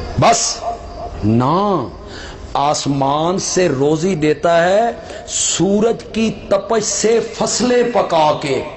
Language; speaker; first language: Urdu; non-native, local second language; Punjabi